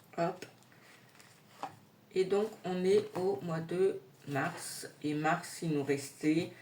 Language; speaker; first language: French; native; French